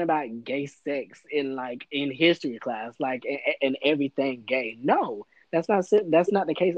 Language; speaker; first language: English; native; English